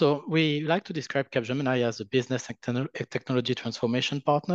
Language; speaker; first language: English; non-native, fluent; French